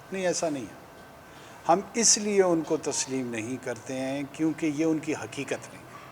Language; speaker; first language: Urdu; non-native, local second language; Pashto